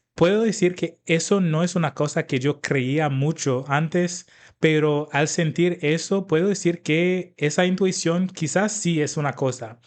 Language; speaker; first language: Spanish; non-native, fluent; English